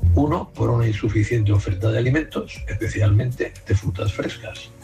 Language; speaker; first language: Spanish; native; Spanish